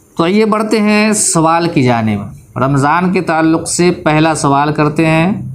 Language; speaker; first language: Urdu; native; Urdu